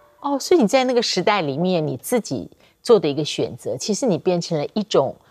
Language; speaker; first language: Chinese; native; Chinese